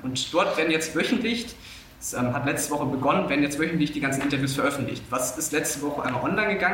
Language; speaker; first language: German; native; German